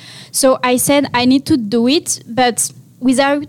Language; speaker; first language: English; non-native, learner; French